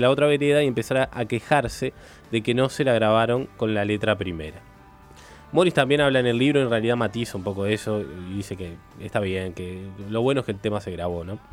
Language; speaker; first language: Spanish; native; Spanish